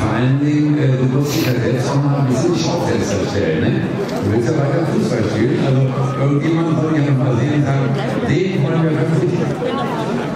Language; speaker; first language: German; native; German